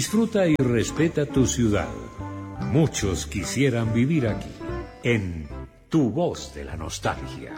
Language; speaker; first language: Spanish; native; Spanish